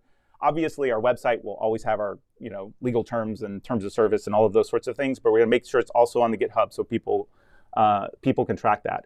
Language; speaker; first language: English; native; English